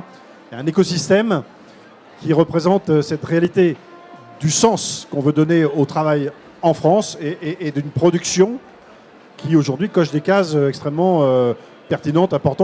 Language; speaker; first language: French; native; French